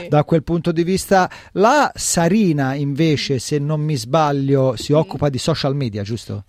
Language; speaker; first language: Italian; native; Italian